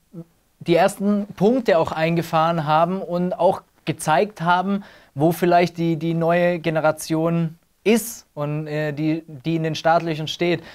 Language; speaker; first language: German; native; German